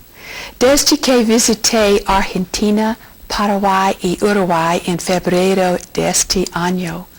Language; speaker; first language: Spanish; non-native, learner; English